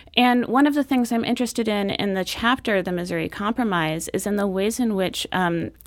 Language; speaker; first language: English; native; English